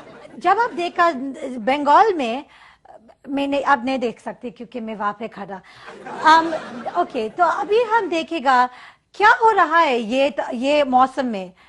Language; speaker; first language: Hindi; early bilingual, heritage; English